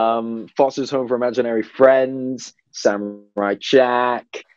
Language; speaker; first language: English; non-native, local second language; Cantonese